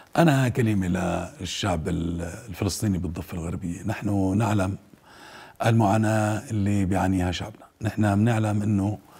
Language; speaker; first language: Arabic; native; Arabic